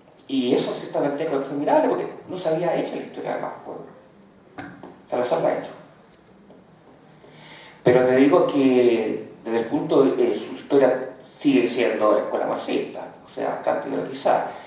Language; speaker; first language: Spanish; native; Spanish